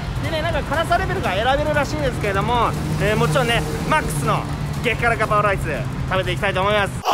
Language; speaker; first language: Japanese; native; Japanese